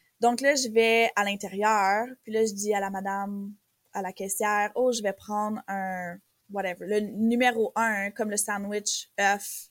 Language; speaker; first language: French; native; French